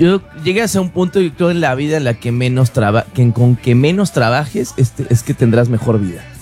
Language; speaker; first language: Spanish; native; Spanish